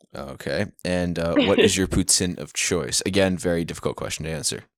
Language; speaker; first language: English; native; English